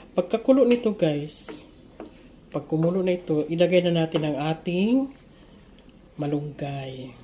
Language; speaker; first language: Filipino; non-native, local second language; Cebuano